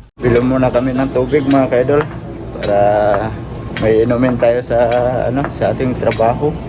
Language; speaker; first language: Filipino; non-native, local second language; Cebuano